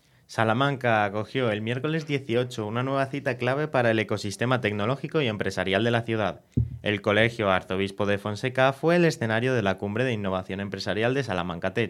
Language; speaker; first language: Spanish; native; Spanish